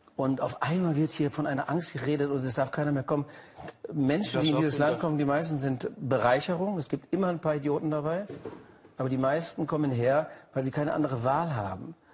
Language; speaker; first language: German; native; German